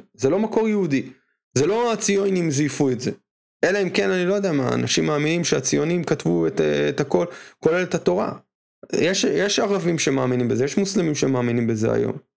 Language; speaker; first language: Hebrew; native; Hebrew